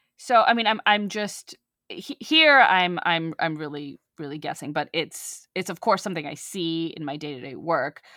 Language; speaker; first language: English; early bilingual, other home language; Urdu